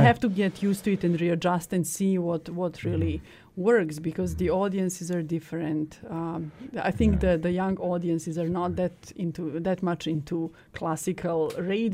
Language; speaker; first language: English; non-native, fluent; Serbian